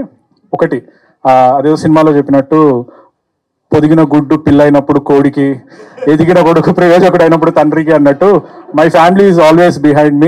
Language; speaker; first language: Telugu; native; Telugu